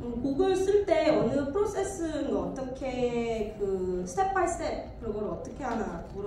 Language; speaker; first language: Korean; early bilingual, heritage; English